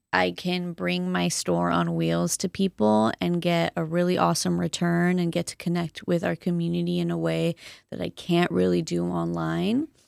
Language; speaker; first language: English; native; English